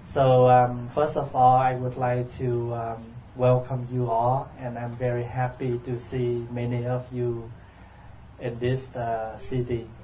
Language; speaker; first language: English; non-native, fluent; Vietnamese